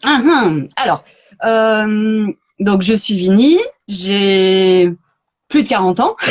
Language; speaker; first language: French; native; French